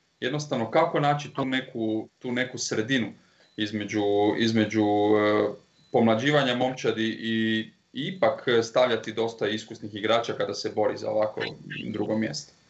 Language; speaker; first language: Croatian; native; Croatian